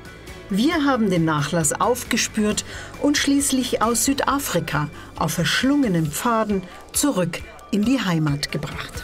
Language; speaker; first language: German; native; German